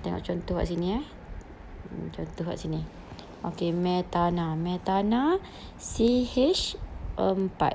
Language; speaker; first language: Malay; native; Malay